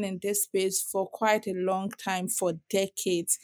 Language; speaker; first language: English; non-native, local second language; Yoruba